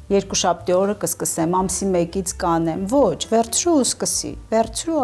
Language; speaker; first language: Armenian; native; Armenian